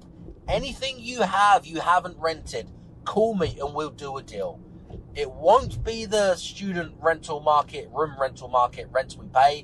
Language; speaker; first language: English; native; English